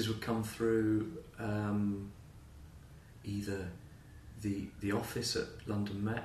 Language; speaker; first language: English; native; English